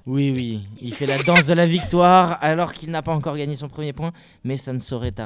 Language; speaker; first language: French; native; French